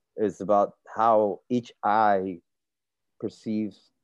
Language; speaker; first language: English; non-native, fluent; Spanish